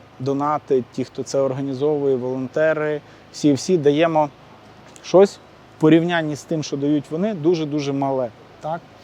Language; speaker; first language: Ukrainian; native; Ukrainian